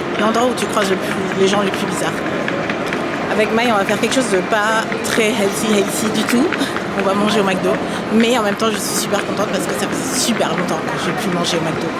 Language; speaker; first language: French; early bilingual, other home language; German